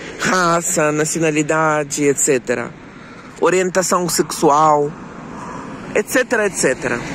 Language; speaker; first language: Portuguese; non-native, fluent; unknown